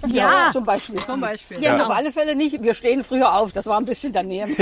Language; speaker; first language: German; native; German